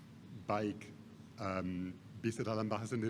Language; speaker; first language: Indonesian; non-native, fluent; English